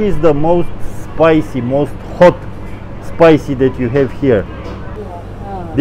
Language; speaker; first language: English; non-native, learner; Romanian